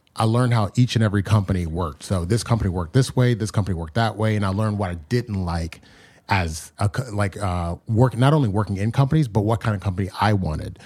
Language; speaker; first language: English; native; English